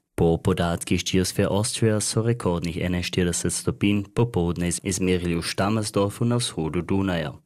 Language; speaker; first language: Slovenian; early bilingual, heritage; Slovenian